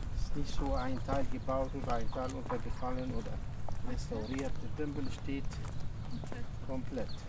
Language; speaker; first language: German; non-native, learner; Arabic